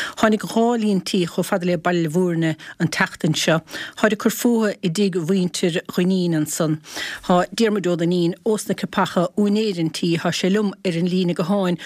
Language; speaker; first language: Irish; native; Irish